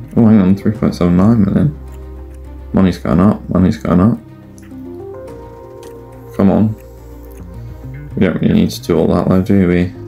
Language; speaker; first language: English; native; English